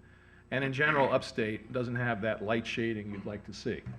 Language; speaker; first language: English; native; English